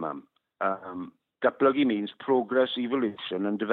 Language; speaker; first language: English; non-native, local second language; Welsh